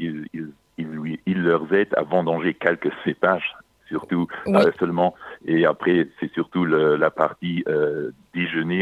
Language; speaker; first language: French; non-native, local second language; Luxembourgish